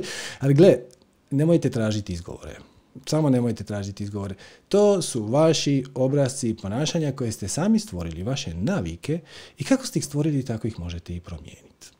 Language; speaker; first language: Croatian; native; Croatian